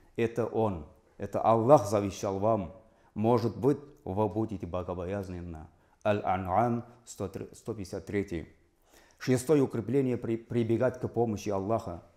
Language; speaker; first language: Russian; non-native, local second language; Tatar